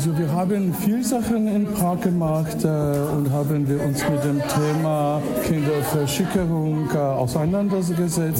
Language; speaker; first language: German; non-native, fluent; Czech